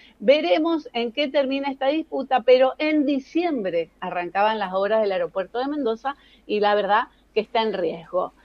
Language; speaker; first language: Spanish; native; Spanish